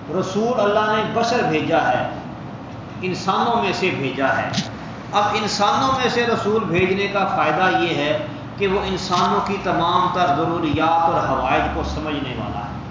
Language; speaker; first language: Urdu; non-native, local second language; Punjabi